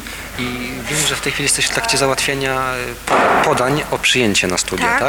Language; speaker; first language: Polish; native; Polish